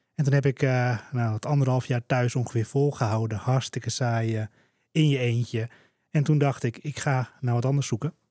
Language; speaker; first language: Dutch; native; Dutch